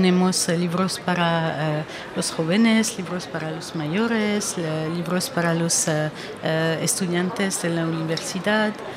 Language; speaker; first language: Spanish; non-native, fluent; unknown